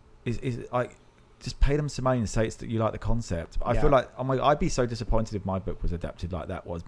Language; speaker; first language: English; native; English